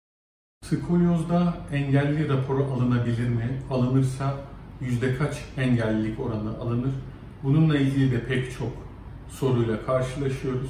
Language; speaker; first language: Turkish; native; Turkish